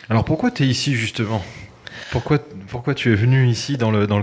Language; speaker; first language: French; native; French